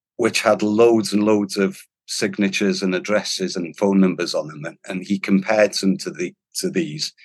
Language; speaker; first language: English; non-native, local second language; Welsh